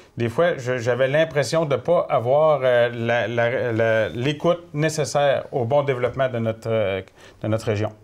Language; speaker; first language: French; native; French